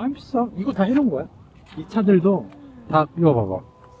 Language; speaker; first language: Korean; native; Korean